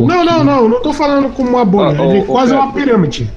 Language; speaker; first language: Portuguese; native; Portuguese